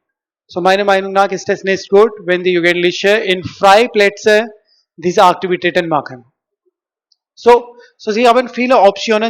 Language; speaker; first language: German; non-native, learner; Hindi